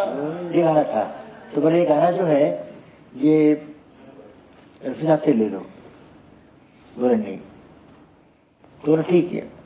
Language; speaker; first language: Hindi; native; Hindi